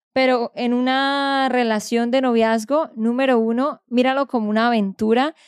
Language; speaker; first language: Spanish; native; Spanish